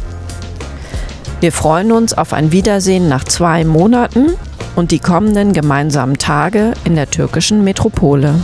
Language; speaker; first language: German; native; German